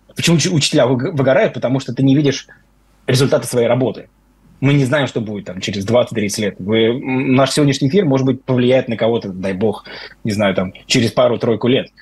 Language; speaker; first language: Russian; native; Russian